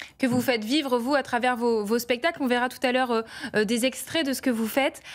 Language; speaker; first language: French; native; French